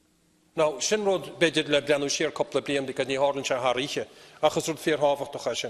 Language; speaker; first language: Irish; native; Irish